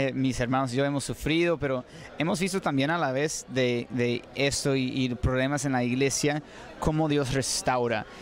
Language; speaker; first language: Spanish; non-native, fluent; English